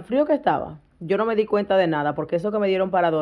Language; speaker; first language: Spanish; native; Spanish